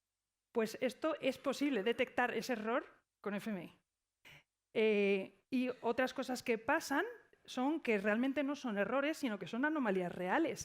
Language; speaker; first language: Spanish; native; Spanish